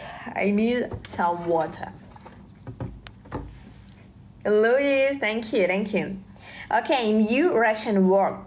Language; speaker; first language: English; non-native, learner; Russian